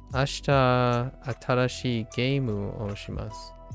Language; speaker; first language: Japanese; non-native, learner; English